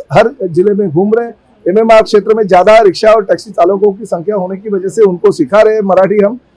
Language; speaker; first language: Hindi; non-native, local second language; Marathi